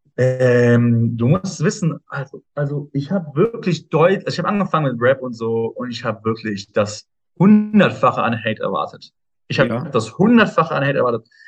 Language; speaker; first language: German; native; German